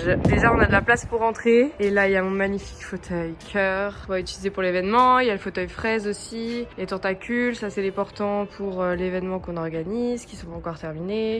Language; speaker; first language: French; native; French